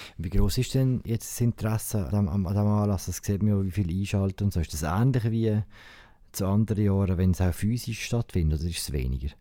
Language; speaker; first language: German; native; German